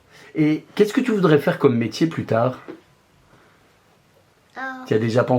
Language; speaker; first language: French; native; French